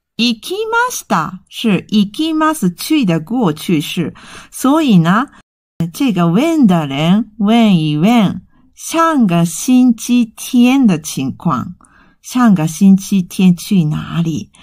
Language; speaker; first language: Chinese; non-native, fluent; Japanese